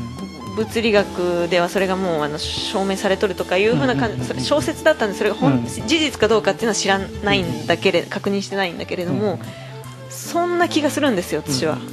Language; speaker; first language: Japanese; native; Japanese